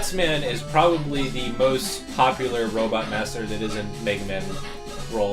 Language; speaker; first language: English; native; English